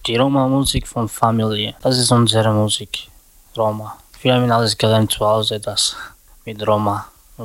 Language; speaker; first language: German; non-native, learner; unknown